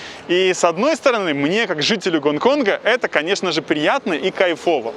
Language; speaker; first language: Russian; native; Russian